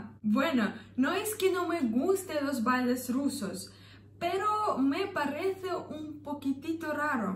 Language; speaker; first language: Spanish; non-native, fluent; Russian